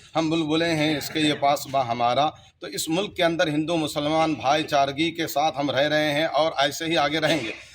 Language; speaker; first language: Urdu; native; Urdu